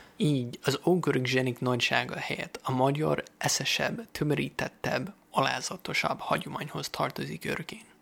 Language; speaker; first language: Hungarian; non-native, fluent; English